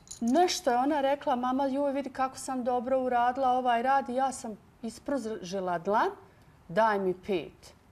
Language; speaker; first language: Bosnian; native; Bosnian